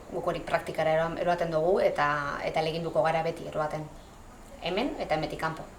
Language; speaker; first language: Basque; native; Basque